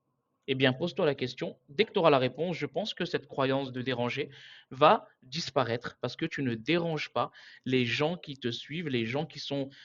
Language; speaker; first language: French; native; French